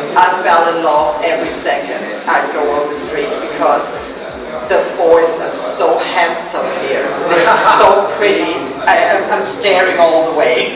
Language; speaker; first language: English; non-native, fluent; German